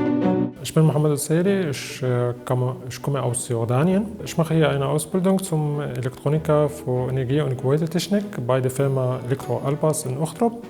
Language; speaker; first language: German; non-native, learner; Arabic